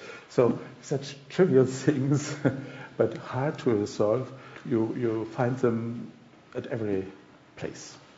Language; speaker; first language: English; non-native, fluent; German